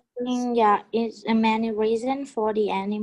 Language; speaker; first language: English; non-native, learner; Vietnamese